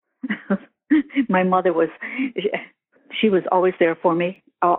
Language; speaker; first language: English; native; English